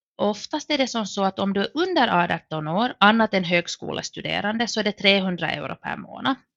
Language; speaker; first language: Swedish; native; Swedish